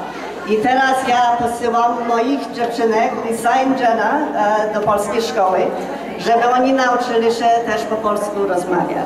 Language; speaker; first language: Polish; early bilingual, heritage; Polish